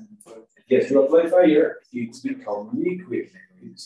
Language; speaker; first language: English; non-native, fluent; Spanish